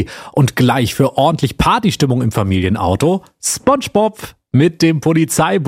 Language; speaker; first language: German; native; German